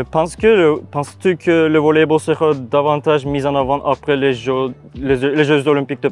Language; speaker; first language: French; non-native, learner; Turkish